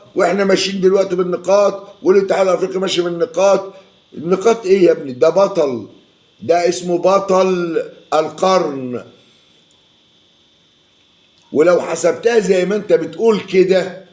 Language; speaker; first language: Arabic; native; Arabic